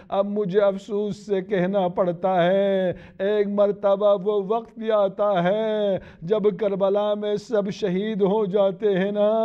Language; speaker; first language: Urdu; non-native, local second language; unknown